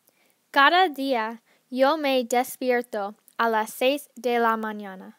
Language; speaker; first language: Spanish; non-native, learner; English